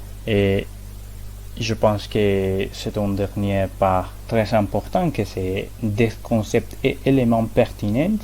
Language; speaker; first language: French; non-native, learner; Spanish